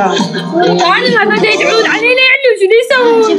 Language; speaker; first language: Arabic; native; Arabic